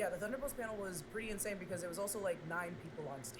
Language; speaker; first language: English; native; English